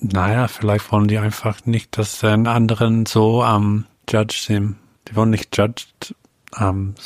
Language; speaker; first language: German; non-native, fluent; English